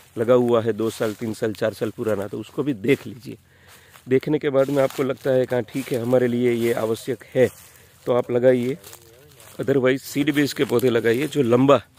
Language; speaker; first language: Hindi; non-native, local second language; Gujarati